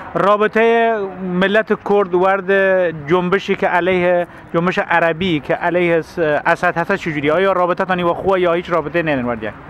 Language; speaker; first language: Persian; non-native, local second language; Kurdish